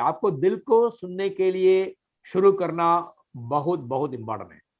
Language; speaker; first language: Hindi; non-native, fluent; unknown